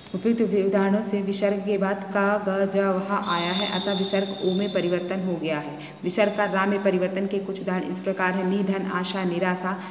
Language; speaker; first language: Hindi; native; Hindi